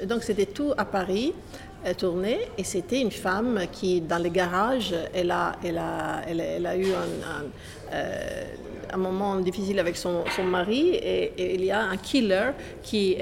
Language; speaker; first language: French; non-native, fluent; Italian